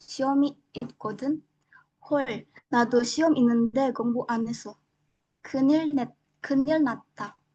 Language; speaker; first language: Korean; non-native, learner; Indonesian